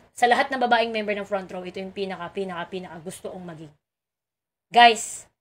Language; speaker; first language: Filipino; native; Filipino